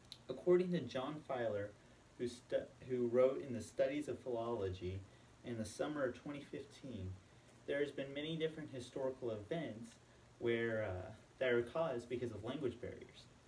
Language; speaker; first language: English; native; English